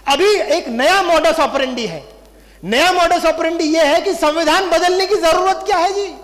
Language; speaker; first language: Hindi; non-native, local second language; Marathi